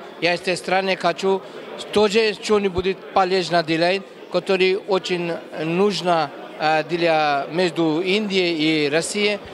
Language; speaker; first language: Russian; non-native, learner; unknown